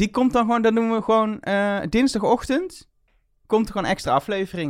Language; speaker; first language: Dutch; native; Dutch